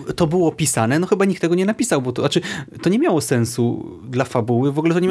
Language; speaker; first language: Polish; native; Polish